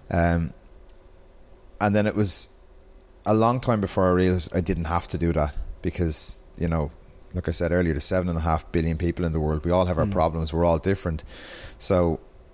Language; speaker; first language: English; native; English